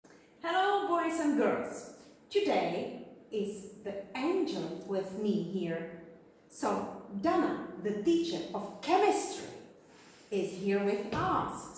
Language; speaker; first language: English; non-native, fluent; Czech